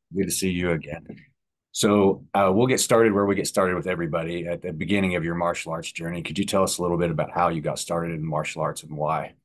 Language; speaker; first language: English; native; English